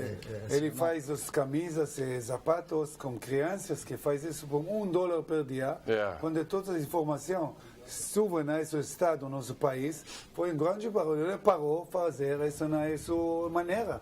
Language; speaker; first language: Portuguese; non-native, learner; Hebrew